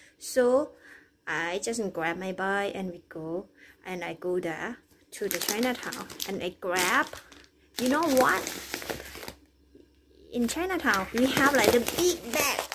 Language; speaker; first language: English; non-native, learner; Thai